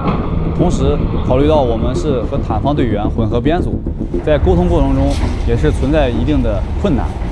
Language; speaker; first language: Chinese; native; Chinese